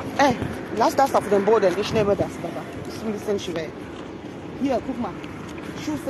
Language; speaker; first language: German; non-native, fluent; French